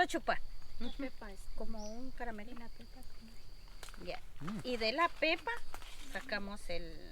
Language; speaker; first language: Spanish; native; Spanish